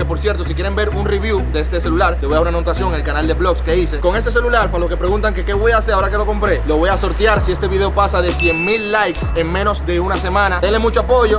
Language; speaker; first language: Spanish; native; Spanish